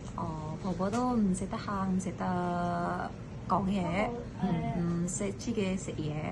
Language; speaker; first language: Cantonese; non-native, learner; Indonesian